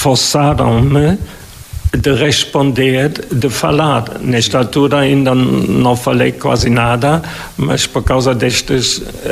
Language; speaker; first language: Portuguese; non-native, fluent; German